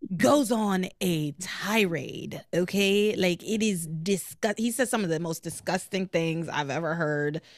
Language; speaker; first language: English; native; English